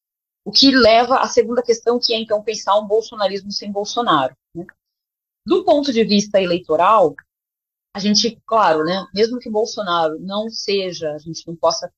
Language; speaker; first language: Portuguese; native; Portuguese